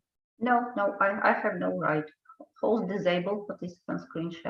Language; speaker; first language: English; non-native, fluent; Ukrainian